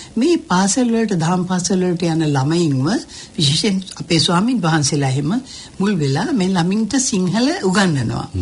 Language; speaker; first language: Sinhala; native; Sinhala